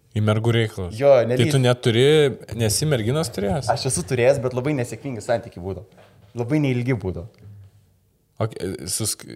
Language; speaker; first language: Lithuanian; native; Lithuanian